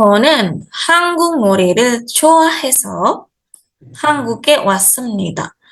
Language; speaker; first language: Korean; non-native, fluent; Indonesian